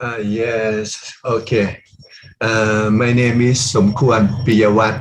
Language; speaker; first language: English; non-native, learner; Thai